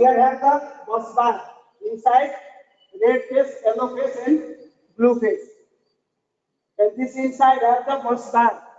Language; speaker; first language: English; non-native, learner; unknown